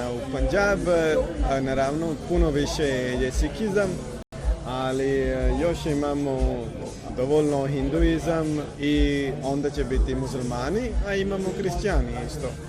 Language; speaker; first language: Croatian; non-native, learner; Punjabi